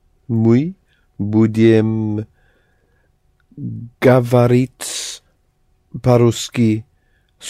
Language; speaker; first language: Russian; non-native, learner; English